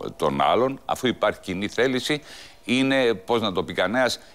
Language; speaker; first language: Greek; native; Greek